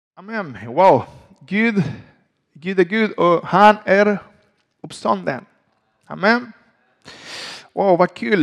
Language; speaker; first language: Swedish; non-native, learner; Spanish